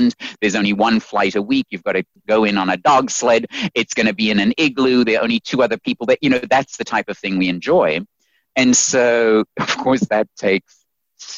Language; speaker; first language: English; native; English